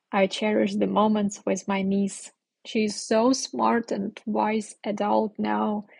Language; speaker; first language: English; non-native, fluent; Ukrainian